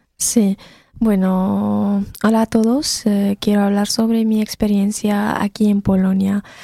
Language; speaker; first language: Spanish; non-native, fluent; Arabic